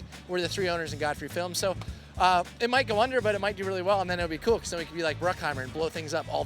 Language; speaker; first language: English; native; English